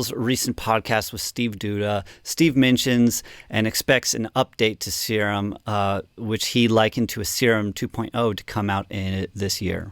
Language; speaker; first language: English; native; English